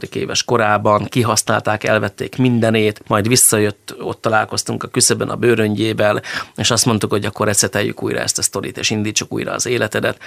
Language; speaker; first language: Hungarian; native; Hungarian